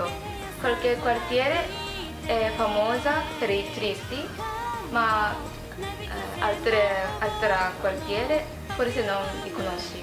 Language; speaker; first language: Italian; non-native, learner; Japanese